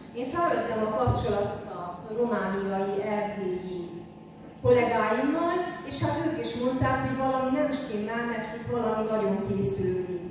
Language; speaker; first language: Hungarian; native; Hungarian